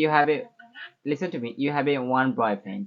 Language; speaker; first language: English; non-native, learner; Bangla